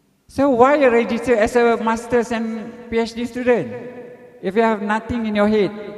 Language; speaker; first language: English; non-native, local second language; Malay